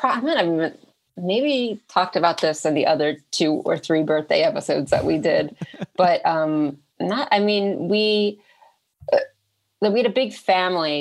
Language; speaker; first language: English; native; English